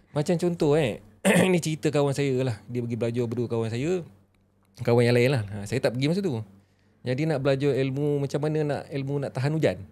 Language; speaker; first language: Malay; native; Malay